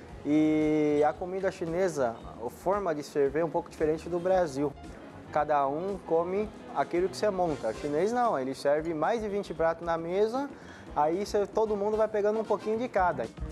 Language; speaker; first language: Portuguese; non-native, fluent; Chinese